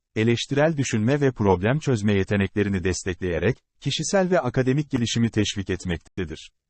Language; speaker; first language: Turkish; native; Turkish